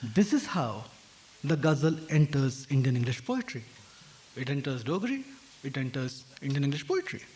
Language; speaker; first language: English; non-native, local second language; Hindi